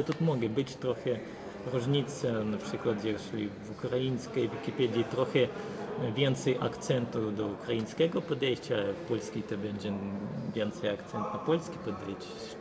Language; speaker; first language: Polish; non-native, learner; Ukrainian